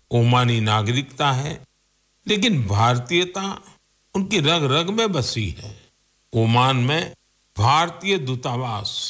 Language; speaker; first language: Hindi; non-native, local second language; Gujarati